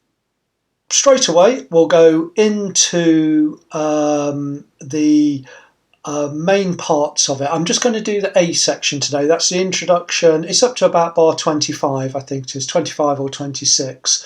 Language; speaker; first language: English; native; English